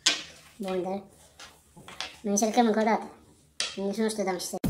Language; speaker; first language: Romanian; non-native, learner; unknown